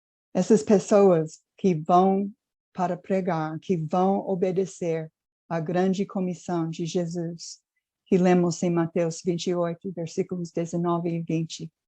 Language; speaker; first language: Portuguese; non-native, fluent; English